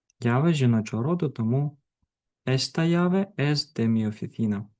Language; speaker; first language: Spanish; non-native, fluent; Ukrainian